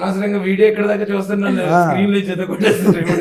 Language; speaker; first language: Telugu; native; Telugu